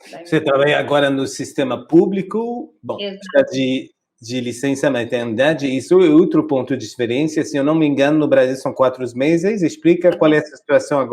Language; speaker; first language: Portuguese; non-native, fluent; French